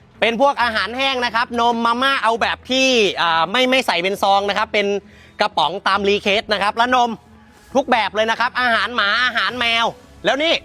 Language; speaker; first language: Thai; native; Thai